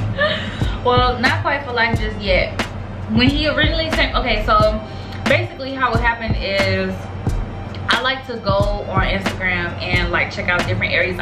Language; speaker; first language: English; native; English